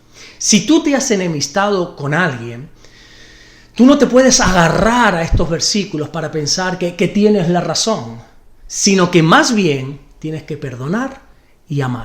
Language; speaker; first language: Spanish; native; Spanish